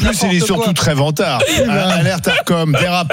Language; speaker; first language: French; native; French